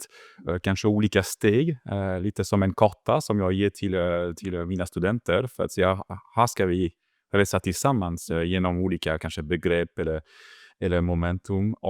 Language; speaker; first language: Swedish; non-native, fluent; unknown